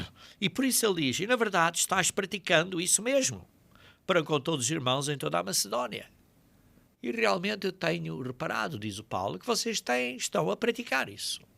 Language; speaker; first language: Portuguese; native; Portuguese